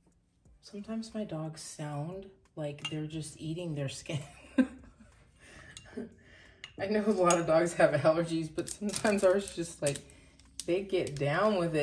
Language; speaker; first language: English; native; English